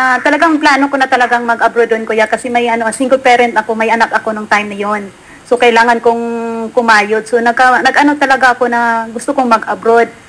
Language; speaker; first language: Filipino; non-native, local second language; Cebuano